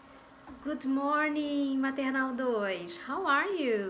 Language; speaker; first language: English; non-native, fluent; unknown